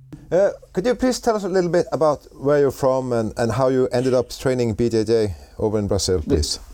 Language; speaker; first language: English; non-native, fluent; Norwegian